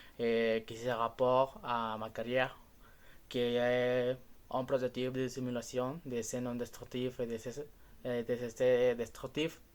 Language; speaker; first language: French; non-native, learner; Spanish